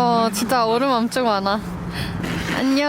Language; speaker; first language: Korean; non-native, fluent; Norwegian